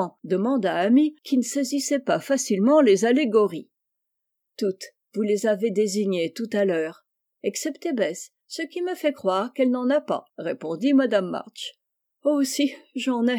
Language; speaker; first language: French; native; French